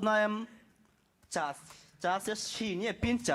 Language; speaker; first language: Polish; non-native, learner; Bangla